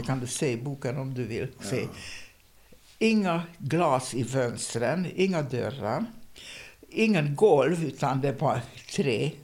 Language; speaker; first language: Swedish; non-native, fluent; Hungarian